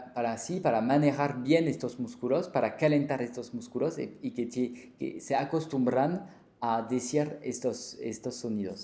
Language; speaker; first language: Spanish; non-native, fluent; French